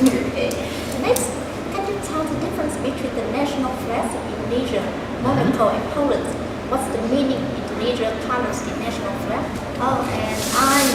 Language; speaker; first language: English; non-native, fluent; Vietnamese